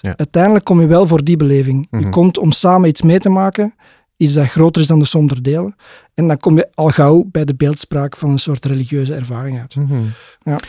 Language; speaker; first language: Dutch; native; Dutch